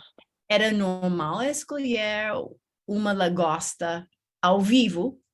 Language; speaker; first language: Portuguese; non-native, learner; English